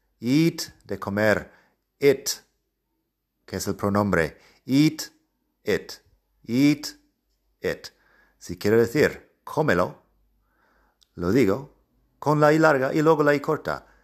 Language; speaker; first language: Spanish; non-native, fluent; English